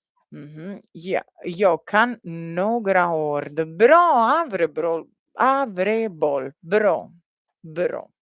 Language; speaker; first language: Swedish; non-native, learner; Italian